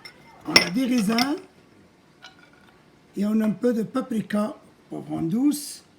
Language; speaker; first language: French; non-native, local second language; Arabic